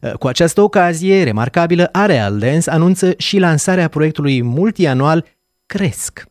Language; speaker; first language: Romanian; native; Romanian